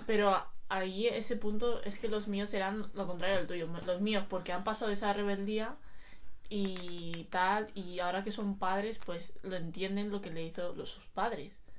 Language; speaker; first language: Spanish; early bilingual, other home language; Chinese